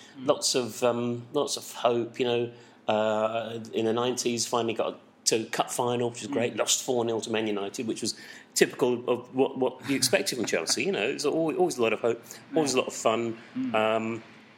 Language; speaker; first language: English; native; English